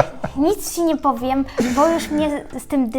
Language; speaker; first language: Polish; early bilingual, other home language; Ukrainian